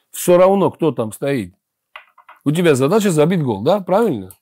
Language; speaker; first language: Russian; non-native, fluent; Georgian